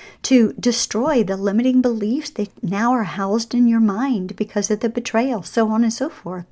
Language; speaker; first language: English; native; English